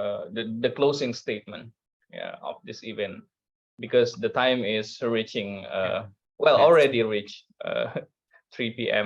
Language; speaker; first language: English; non-native, learner; Indonesian